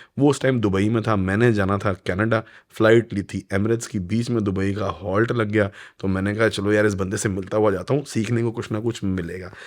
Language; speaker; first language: Hindi; native; Hindi